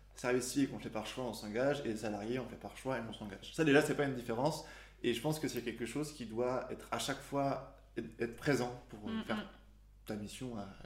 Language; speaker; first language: French; native; French